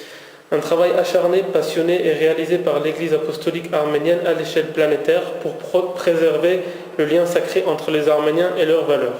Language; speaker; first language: French; native; French